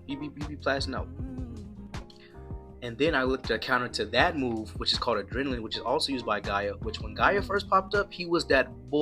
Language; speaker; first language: English; native; English